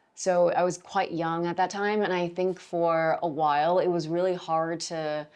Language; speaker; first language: English; native; English